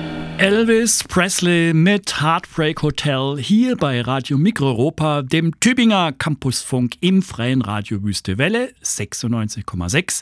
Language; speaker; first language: German; native; German